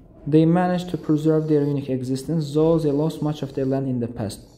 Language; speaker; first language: English; non-native, fluent; Azerbaijani